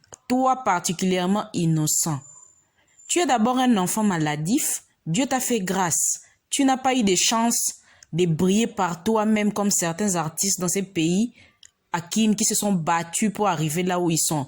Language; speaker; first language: French; non-native, local second language; Lingala